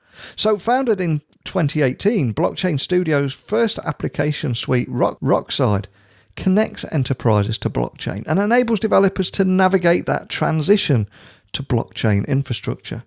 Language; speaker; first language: English; native; English